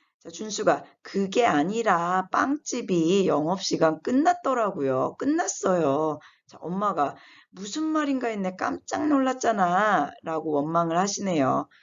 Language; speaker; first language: Korean; native; Korean